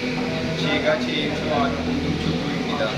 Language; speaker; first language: Korean; non-native, learner; Urdu